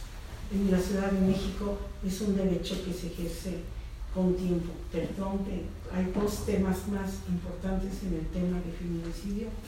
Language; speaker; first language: Spanish; native; Spanish